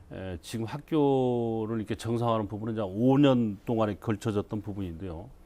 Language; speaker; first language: Korean; native; Korean